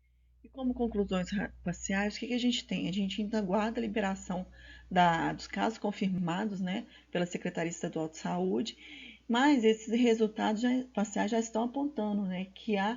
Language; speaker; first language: Portuguese; native; Portuguese